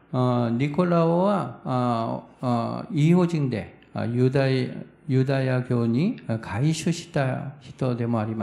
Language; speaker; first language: Japanese; non-native, fluent; Korean